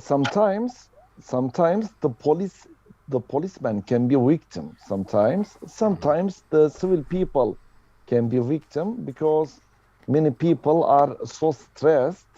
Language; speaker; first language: English; non-native, learner; Turkish